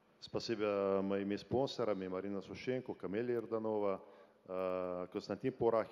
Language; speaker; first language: Russian; non-native, fluent; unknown